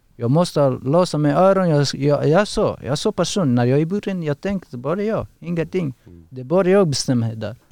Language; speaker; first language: Swedish; non-native, learner; Persian